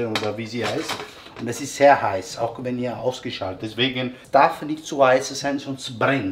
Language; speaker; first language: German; non-native, learner; Italian